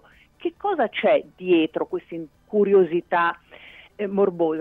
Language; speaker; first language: Italian; native; Italian